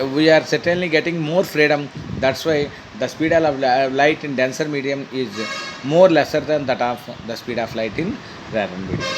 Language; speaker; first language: English; non-native, local second language; Telugu